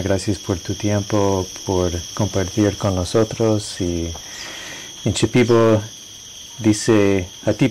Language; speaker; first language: Spanish; non-native, learner; English